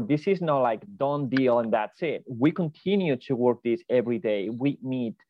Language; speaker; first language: English; non-native, fluent; Spanish